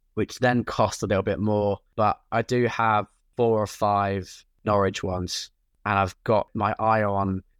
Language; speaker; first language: English; native; English